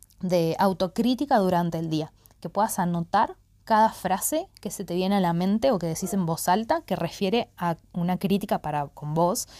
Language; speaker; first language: Spanish; native; Spanish